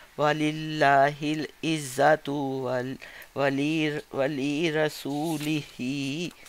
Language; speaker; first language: Arabic; non-native, learner; Hindi